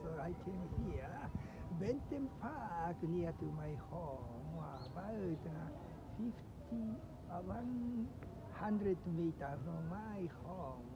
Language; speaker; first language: English; non-native, learner; Japanese